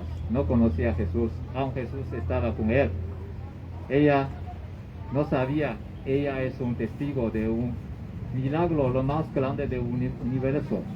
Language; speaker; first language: Spanish; non-native, learner; Chinese